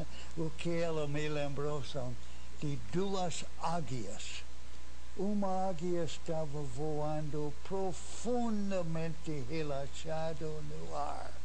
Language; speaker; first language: Portuguese; non-native, fluent; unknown